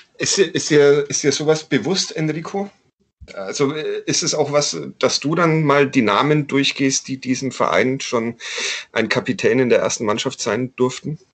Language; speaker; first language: German; native; German